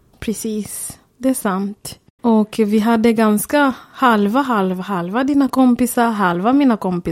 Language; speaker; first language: Swedish; non-native, fluent; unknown